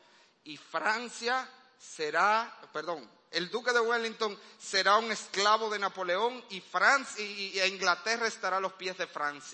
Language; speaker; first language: Spanish; native; Spanish